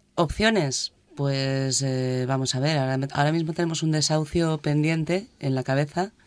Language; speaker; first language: Spanish; native; Spanish